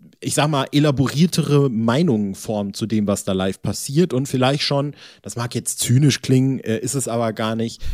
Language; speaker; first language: German; native; German